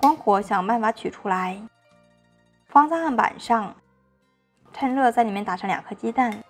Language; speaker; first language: Chinese; native; Chinese